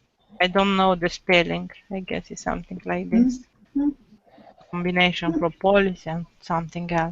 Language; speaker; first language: English; non-native, learner; Romanian